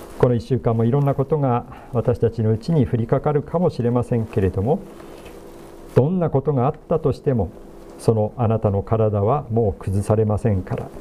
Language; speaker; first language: Japanese; native; Japanese